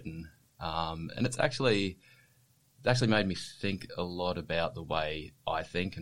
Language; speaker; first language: English; native; English